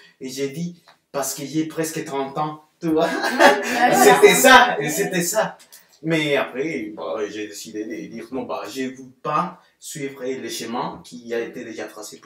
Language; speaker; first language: French; non-native, fluent; Spanish